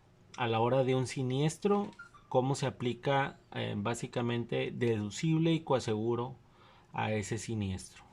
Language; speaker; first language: Spanish; native; Spanish